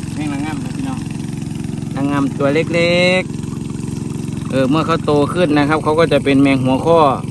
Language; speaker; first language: Thai; non-native, local second language; Northeastern Thai